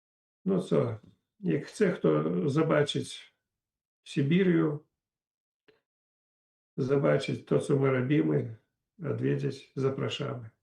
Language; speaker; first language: Polish; non-native, learner; Belarusian